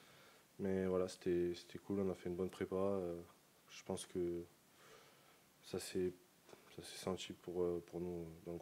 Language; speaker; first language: French; native; French